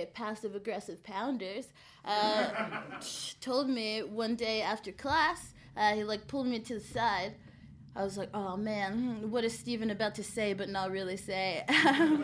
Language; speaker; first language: English; native; English